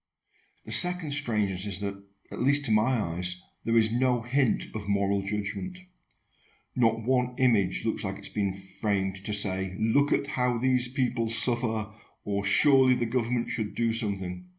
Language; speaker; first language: English; native; English